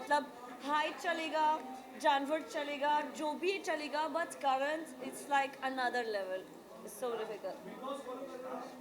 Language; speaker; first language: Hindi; non-native, learner; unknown